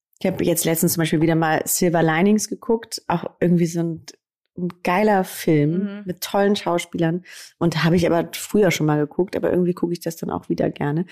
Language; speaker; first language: German; native; German